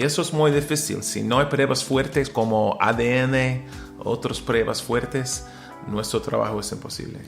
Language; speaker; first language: Spanish; non-native, learner; English